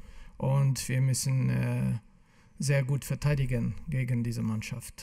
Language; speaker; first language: German; non-native, local second language; French